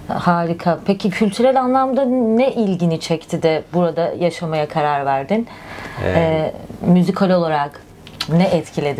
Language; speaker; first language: Turkish; native; Turkish